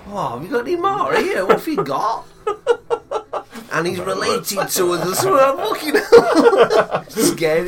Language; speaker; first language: English; native; English